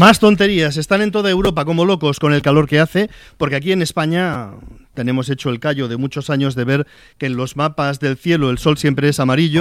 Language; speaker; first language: Spanish; native; Spanish